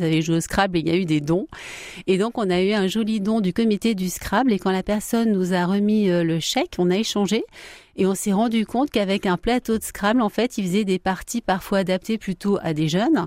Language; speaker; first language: French; native; French